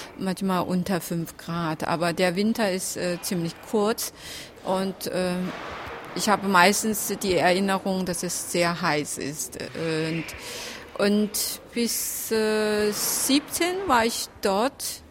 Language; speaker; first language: German; non-native, fluent; Chinese